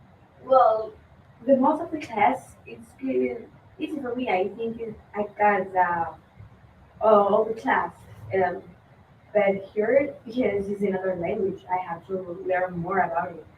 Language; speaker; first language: English; non-native, learner; Spanish